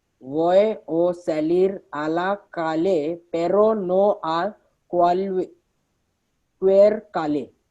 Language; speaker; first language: Spanish; non-native, learner; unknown